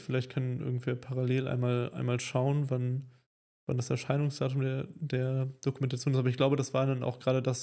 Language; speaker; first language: German; native; German